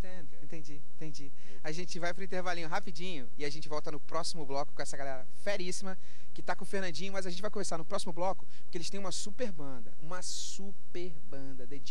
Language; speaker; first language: Portuguese; native; Portuguese